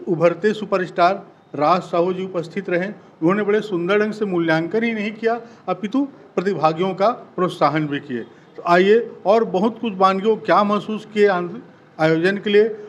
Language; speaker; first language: Hindi; native; Hindi